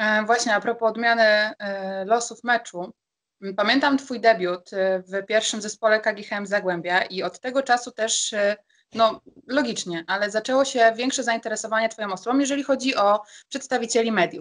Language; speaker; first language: Polish; native; Polish